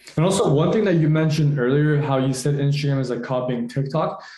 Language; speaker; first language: English; early bilingual, other home language; Korean